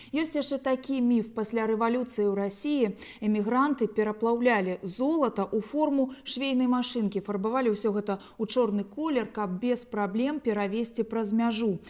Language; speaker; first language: Belarusian; native; Belarusian